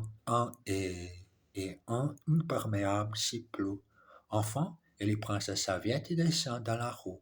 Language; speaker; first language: French; non-native, learner; English